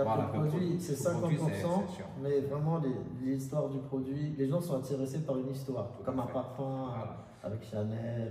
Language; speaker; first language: French; non-native, learner; Chinese